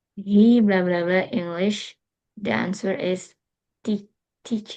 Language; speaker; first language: English; non-native, local second language; Indonesian